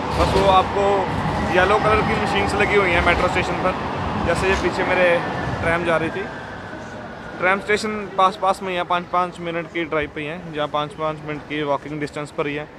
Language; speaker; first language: Hindi; non-native, local second language; Punjabi